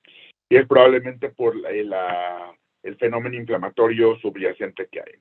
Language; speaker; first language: Spanish; native; Spanish